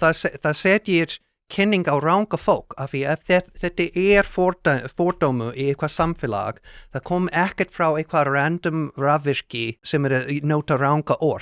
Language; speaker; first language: Icelandic; non-native, learner; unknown